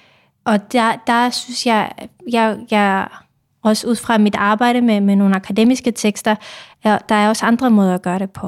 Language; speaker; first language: Danish; non-native, fluent; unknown